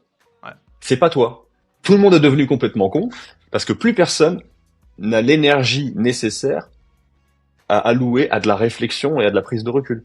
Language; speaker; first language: French; native; French